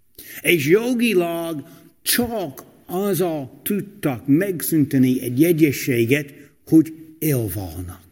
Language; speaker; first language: Hungarian; non-native, fluent; English